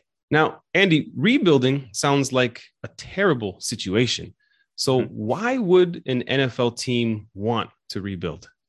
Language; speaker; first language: English; native; English